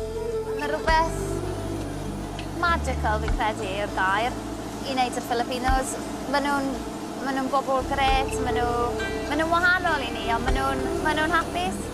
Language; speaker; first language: Welsh; non-native, local second language; English